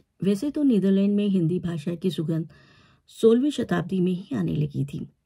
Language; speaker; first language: Hindi; native; Hindi